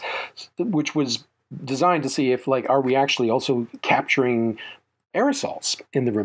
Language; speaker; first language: English; native; English